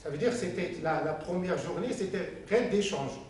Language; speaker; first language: French; non-native, local second language; Arabic